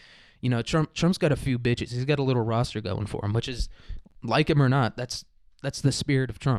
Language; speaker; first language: English; native; English